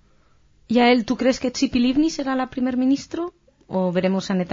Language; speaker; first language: Spanish; native; Spanish